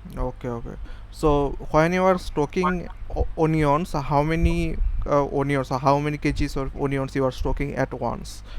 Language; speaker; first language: English; non-native, fluent; Bangla